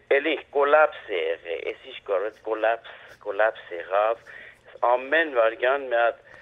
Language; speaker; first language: Armenian; native; Armenian